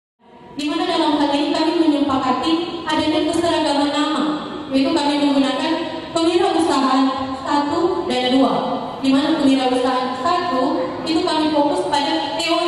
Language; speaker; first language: Indonesian; native; Indonesian